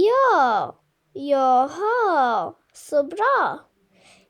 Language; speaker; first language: Swedish; non-native, fluent; Bangla